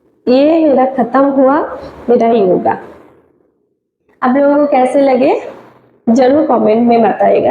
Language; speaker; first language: Hindi; non-native, local second language; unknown